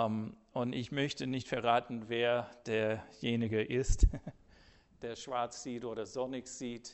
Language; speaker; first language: German; non-native, fluent; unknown